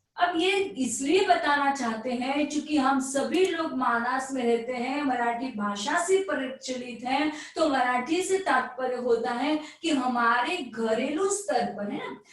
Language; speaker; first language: Hindi; non-native, local second language; Marathi